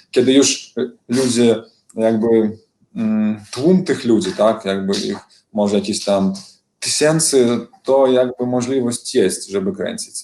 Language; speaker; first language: Polish; non-native, learner; Belarusian